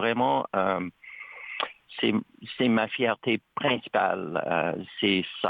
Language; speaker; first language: French; native; French